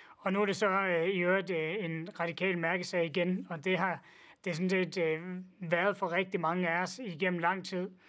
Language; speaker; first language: Danish; native; Danish